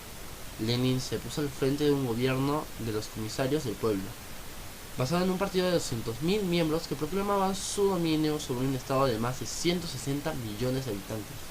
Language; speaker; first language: Spanish; native; Spanish